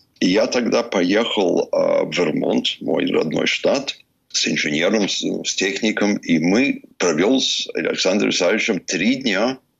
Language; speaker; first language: Russian; early bilingual, heritage; Russian